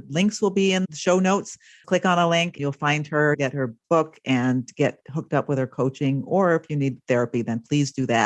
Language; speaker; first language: English; native; English